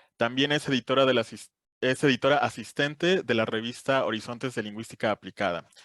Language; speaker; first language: Spanish; native; Spanish